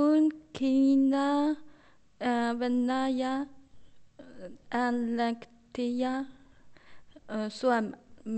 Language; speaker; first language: Finnish; non-native, learner; Chinese